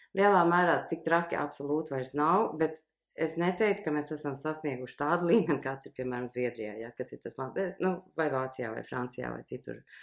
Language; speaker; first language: Latvian; early bilingual, heritage; Latvian